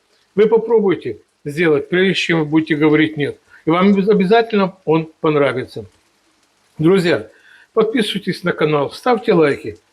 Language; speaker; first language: Russian; native; Russian